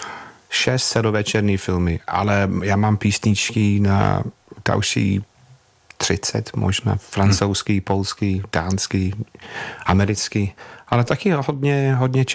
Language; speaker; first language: Czech; non-native, learner; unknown